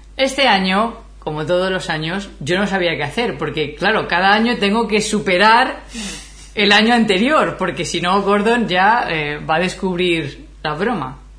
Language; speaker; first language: Spanish; native; Spanish